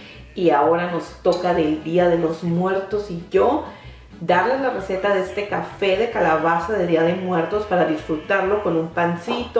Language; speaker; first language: Spanish; native; Spanish